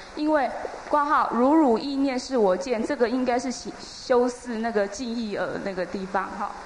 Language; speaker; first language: Chinese; native; Chinese